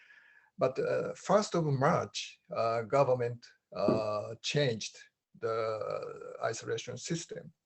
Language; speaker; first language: English; non-native, learner; Japanese